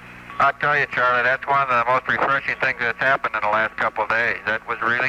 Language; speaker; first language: English; native; English